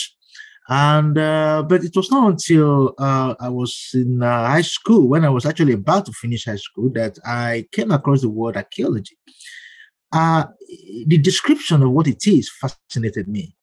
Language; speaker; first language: English; non-native, local second language; Yoruba